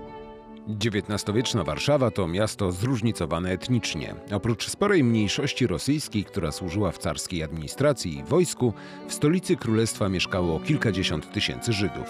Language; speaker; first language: Polish; native; Polish